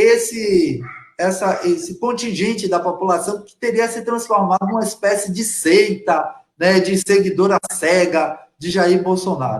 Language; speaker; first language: Portuguese; native; Portuguese